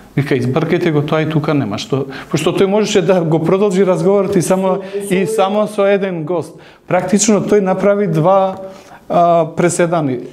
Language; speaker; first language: Macedonian; non-native, local second language; Albanian